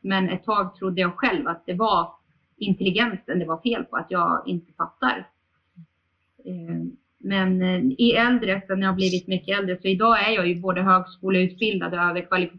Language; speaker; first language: Swedish; early bilingual, other home language; Bosnian